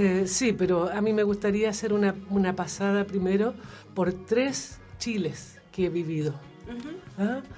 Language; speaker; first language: Spanish; native; Spanish